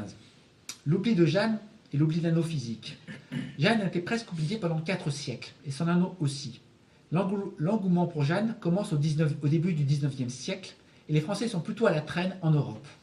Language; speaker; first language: French; native; French